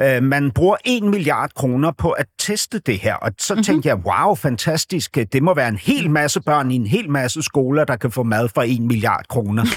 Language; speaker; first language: Danish; native; Danish